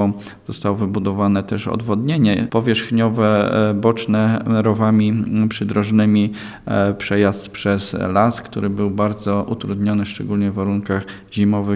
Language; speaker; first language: Polish; native; Polish